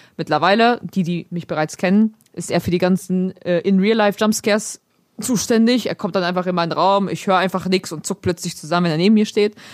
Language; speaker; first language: German; early bilingual, other home language; Polish